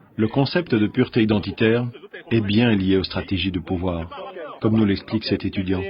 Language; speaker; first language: French; native; French